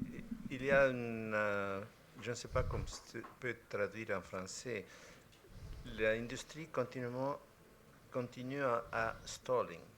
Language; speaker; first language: French; non-native, fluent; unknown